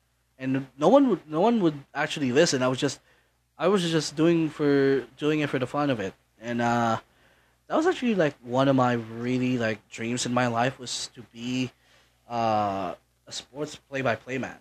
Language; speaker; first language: English; non-native, local second language; Bikol